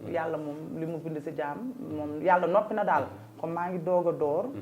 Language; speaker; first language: Wolof; native; Wolof